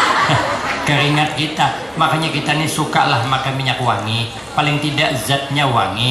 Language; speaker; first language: Indonesian; non-native, local second language; Banjar